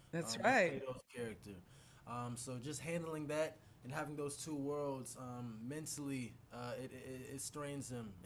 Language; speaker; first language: English; native; English